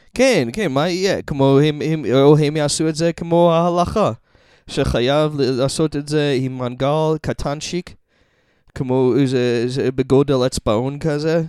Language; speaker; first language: Hebrew; non-native, fluent; English